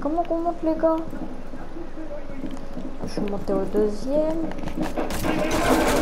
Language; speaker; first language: French; native; French